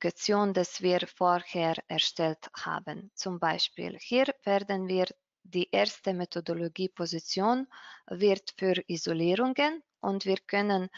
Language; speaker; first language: German; non-native, fluent; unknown